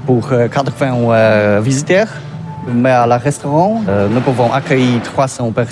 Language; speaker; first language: French; non-native, learner; Polish